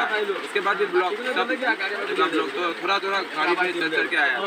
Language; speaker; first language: Hindi; non-native, local second language; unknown